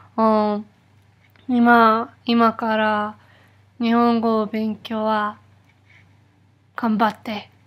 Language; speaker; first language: Japanese; non-native, learner; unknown